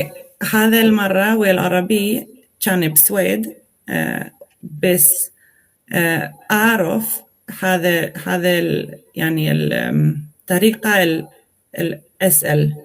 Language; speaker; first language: Arabic; non-native, learner; Swedish